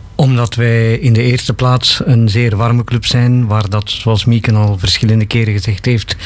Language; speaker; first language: Dutch; non-native, fluent; Bangla